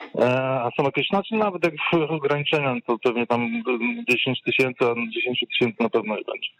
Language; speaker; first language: Polish; native; Polish